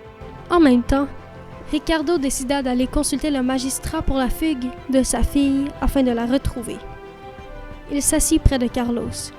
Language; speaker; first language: French; native; French